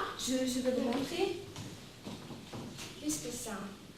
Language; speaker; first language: French; non-native, fluent; Russian